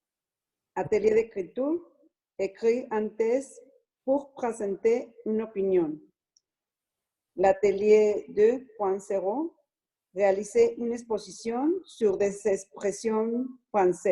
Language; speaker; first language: French; non-native, learner; Spanish